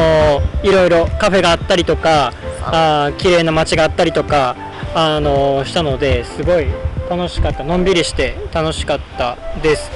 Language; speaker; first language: Japanese; native; Japanese